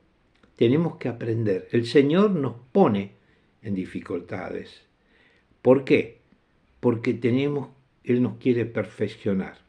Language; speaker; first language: Spanish; non-native, fluent; Italian